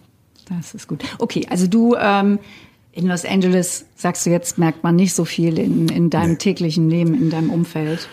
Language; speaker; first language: German; native; German